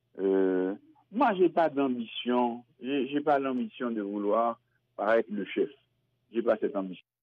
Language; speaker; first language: French; non-native, local second language; Haitian Creole